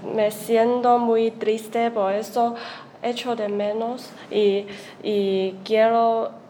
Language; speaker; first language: Spanish; non-native, learner; Chinese